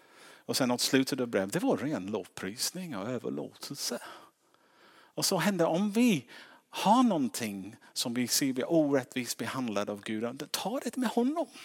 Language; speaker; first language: Swedish; non-native, fluent; English